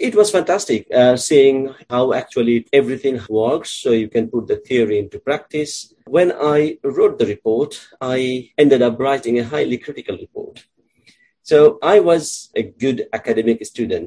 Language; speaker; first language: English; non-native, local second language; Bangla